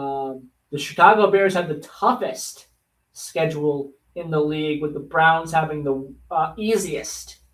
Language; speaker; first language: English; native; English